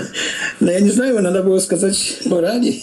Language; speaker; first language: Russian; non-native, learner; Polish